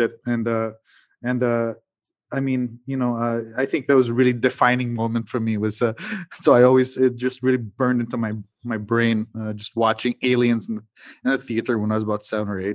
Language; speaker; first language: English; non-native, local second language; Cebuano